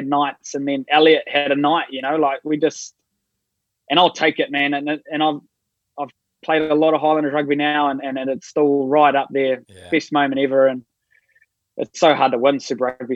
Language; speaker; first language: English; native; English